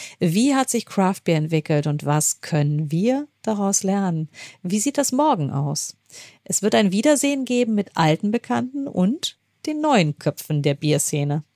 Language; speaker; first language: German; native; German